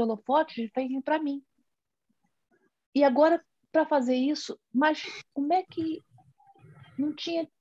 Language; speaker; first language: Portuguese; non-native, learner; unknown